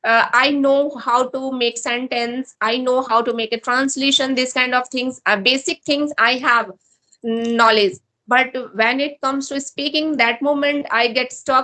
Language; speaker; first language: English; non-native, learner; Hindi